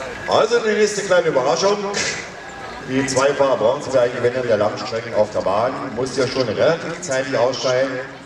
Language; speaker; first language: German; native; German